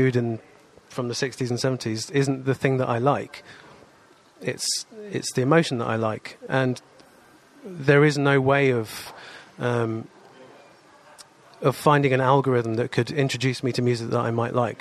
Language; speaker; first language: English; native; English